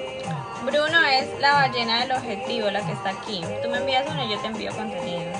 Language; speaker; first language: Spanish; native; Spanish